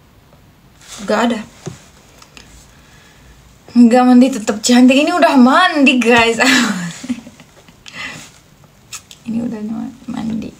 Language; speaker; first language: Indonesian; non-native, fluent; Turkish